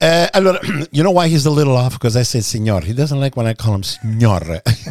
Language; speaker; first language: English; early bilingual, other home language; Italian